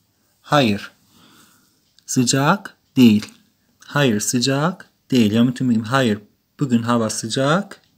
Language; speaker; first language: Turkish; non-native, fluent; Persian